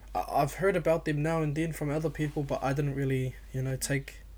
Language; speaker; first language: English; native; English